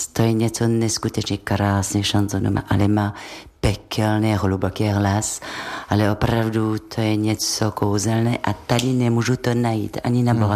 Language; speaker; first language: Czech; non-native, fluent; French